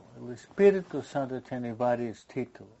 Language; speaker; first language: Spanish; non-native, fluent; English